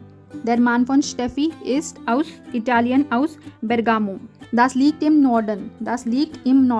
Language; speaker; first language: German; non-native, fluent; Hindi